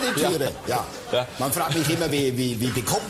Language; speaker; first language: German; native; German